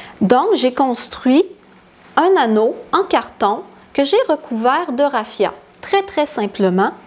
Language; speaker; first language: French; native; French